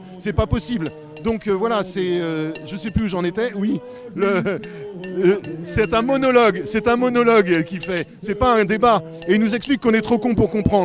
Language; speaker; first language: French; native; French